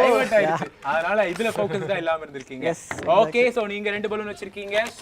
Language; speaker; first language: Tamil; native; Tamil